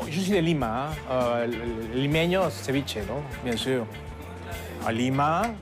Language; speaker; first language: French; non-native, fluent; Spanish